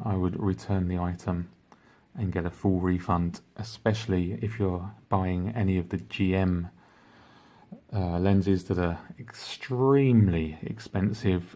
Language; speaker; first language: English; native; English